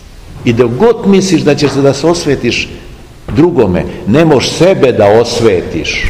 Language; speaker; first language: Serbian; native; Serbian